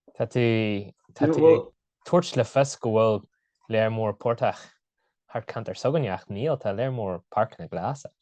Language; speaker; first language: Irish; non-native, local second language; English